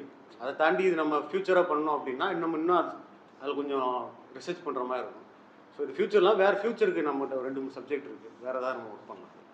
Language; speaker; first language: Tamil; native; Tamil